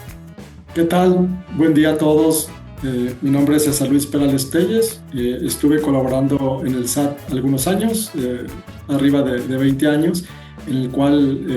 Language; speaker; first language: Spanish; native; Spanish